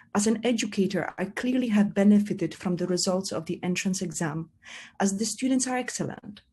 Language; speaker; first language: English; non-native, fluent; Polish